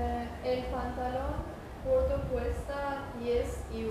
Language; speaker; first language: Spanish; non-native, learner; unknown